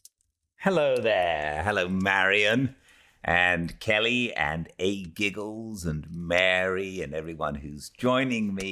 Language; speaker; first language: English; native; English